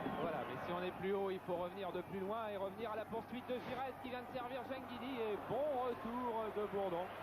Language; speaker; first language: French; native; French